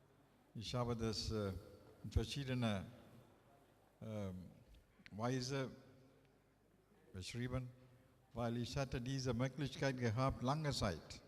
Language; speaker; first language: German; non-native, fluent; Tamil